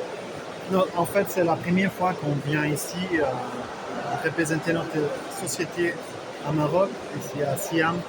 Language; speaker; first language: French; non-native, fluent; Portuguese